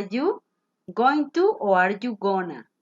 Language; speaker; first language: English; non-native, fluent; Spanish